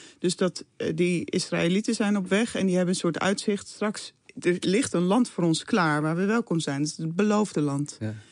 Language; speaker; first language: Dutch; native; Dutch